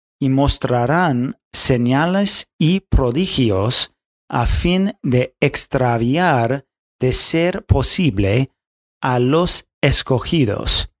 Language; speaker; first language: Spanish; non-native, fluent; English